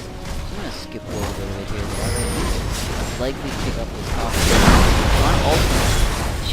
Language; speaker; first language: English; native; English